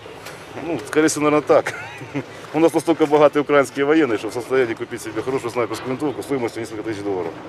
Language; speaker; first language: Russian; native; Russian